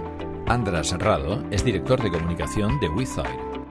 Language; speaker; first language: Spanish; native; Spanish